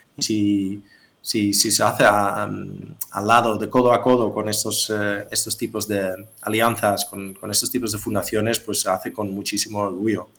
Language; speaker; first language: Spanish; non-native, fluent; Dutch